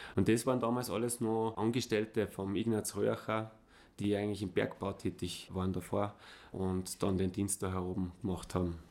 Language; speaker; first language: German; native; German